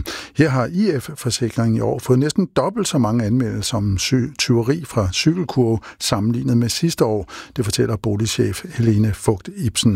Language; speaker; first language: Danish; native; Danish